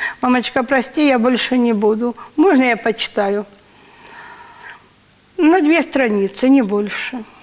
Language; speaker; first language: Russian; native; Russian